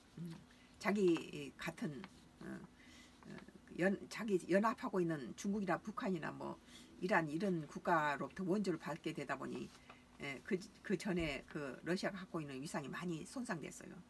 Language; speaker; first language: Korean; native; Korean